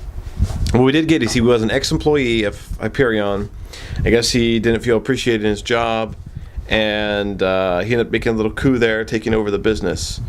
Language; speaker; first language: English; native; English